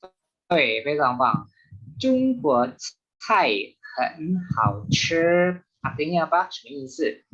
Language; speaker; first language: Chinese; non-native, fluent; Indonesian